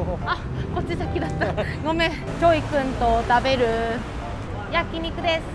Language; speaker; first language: Japanese; native; Japanese